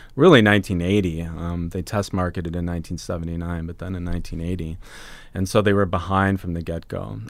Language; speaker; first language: English; native; English